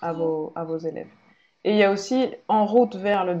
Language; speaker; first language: French; native; French